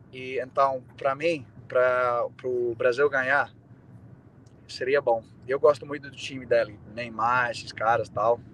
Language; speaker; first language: Portuguese; non-native, fluent; English